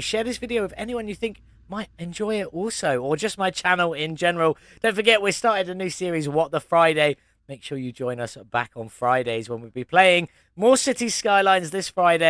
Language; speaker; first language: English; native; English